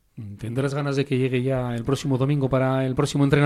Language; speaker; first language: Spanish; native; Spanish